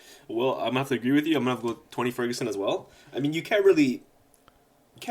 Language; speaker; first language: English; native; English